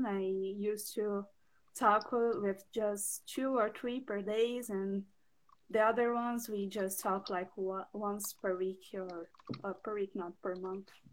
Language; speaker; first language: English; non-native, learner; Portuguese